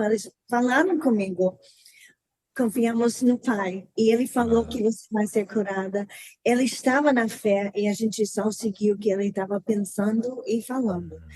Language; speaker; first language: Portuguese; non-native, learner; English